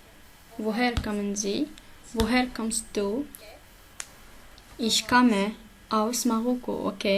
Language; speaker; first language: German; non-native, fluent; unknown